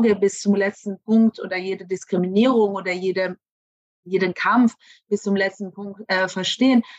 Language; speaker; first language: German; native; German